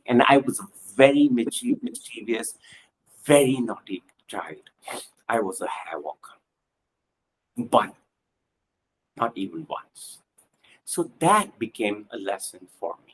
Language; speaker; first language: English; non-native, local second language; Punjabi